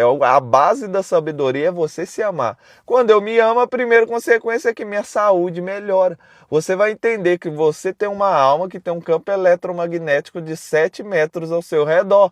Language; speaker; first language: Portuguese; native; Portuguese